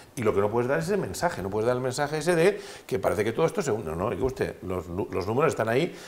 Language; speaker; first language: Spanish; native; Spanish